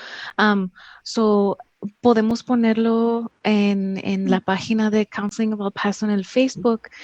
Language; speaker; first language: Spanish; early bilingual, heritage; English